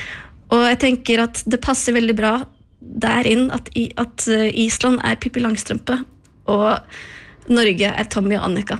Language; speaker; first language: Norwegian; early bilingual, other home language; Icelandic